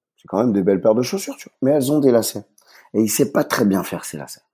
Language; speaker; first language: French; native; French